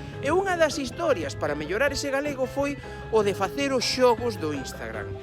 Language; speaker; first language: Galician; non-native, local second language; Spanish